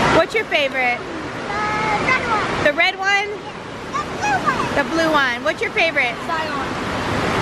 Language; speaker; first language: English; native; English